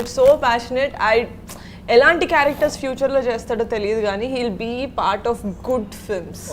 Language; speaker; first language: Telugu; native; Telugu